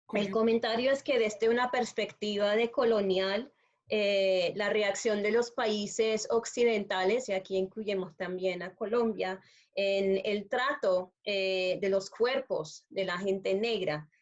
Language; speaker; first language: Spanish; non-native, fluent; English